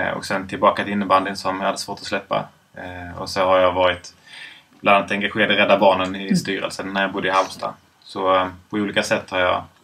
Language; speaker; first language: Swedish; native; Swedish